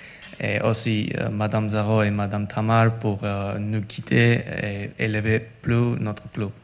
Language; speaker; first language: French; non-native, learner; Georgian